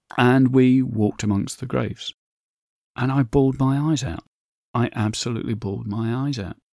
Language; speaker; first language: English; native; English